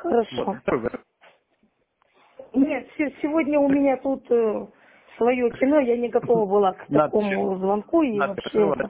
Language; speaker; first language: Russian; native; Russian